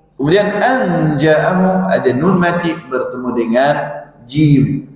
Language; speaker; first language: Malay; non-native, fluent; Arabic